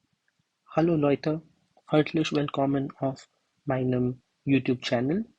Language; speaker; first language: German; non-native, learner; Hindi